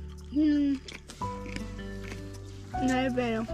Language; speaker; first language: Italian; early bilingual, other home language; Filipino